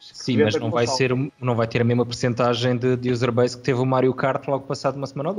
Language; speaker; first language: Portuguese; native; Portuguese